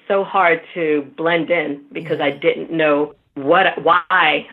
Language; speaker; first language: English; native; English